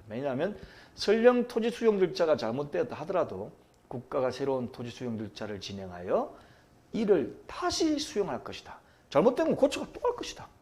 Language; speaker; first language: Korean; native; Korean